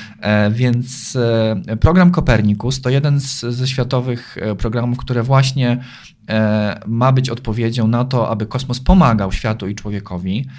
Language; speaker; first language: Polish; native; Polish